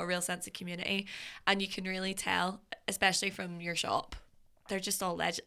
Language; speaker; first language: English; native; English